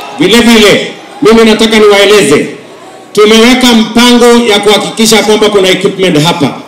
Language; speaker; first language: Swahili; non-native, local second language; Kalenjin